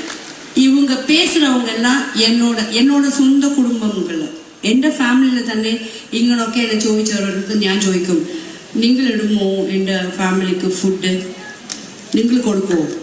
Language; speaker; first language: Malayalam; non-native, local second language; Tamil